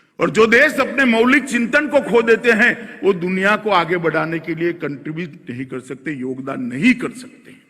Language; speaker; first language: Hindi; non-native, local second language; Gujarati